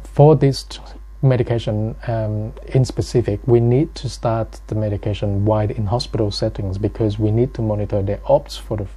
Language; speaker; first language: English; non-native, fluent; Vietnamese